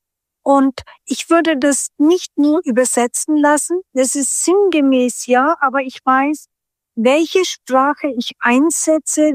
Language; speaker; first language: German; non-native, fluent; Turkish